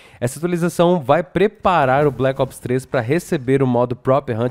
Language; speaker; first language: Portuguese; native; Portuguese